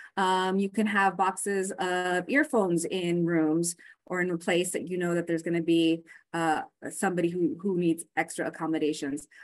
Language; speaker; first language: English; native; English